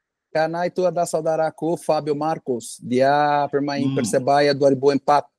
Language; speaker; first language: Indonesian; non-native, fluent; Portuguese